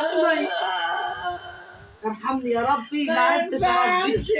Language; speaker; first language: Arabic; native; Arabic